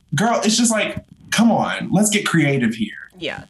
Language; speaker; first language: English; native; English